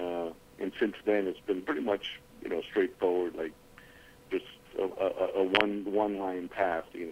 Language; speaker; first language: English; native; English